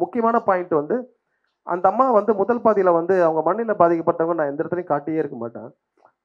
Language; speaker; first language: Tamil; native; Tamil